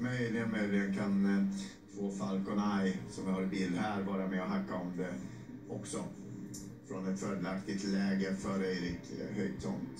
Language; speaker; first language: Swedish; native; Swedish